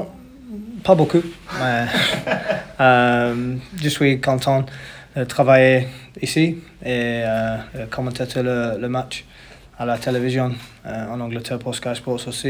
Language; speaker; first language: French; non-native, learner; English